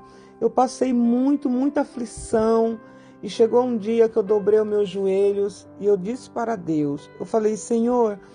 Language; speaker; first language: Portuguese; native; Portuguese